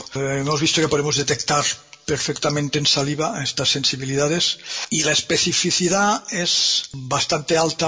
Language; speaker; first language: Spanish; native; Spanish